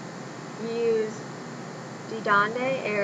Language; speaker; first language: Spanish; non-native, learner; English